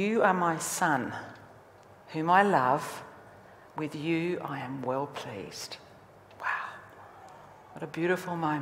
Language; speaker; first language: English; native; English